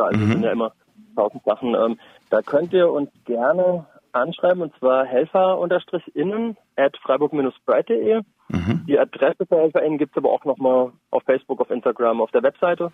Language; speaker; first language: German; native; German